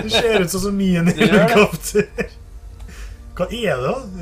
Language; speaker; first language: Norwegian; native; Norwegian